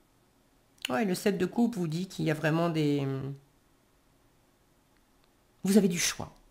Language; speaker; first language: French; native; French